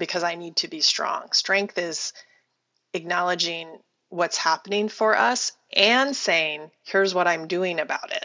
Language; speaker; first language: English; native; English